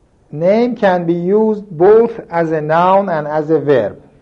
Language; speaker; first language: English; non-native, fluent; Persian